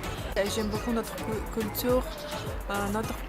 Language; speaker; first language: French; non-native, learner; Russian